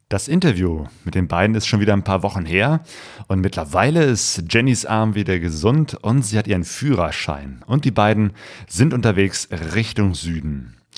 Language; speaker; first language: German; native; German